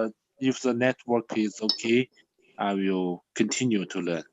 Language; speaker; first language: English; non-native, learner; Chinese